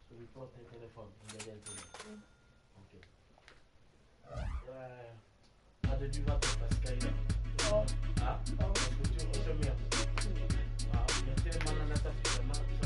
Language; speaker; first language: Swedish; non-native, learner; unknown